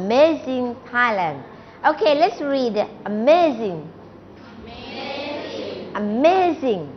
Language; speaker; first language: English; non-native, learner; Thai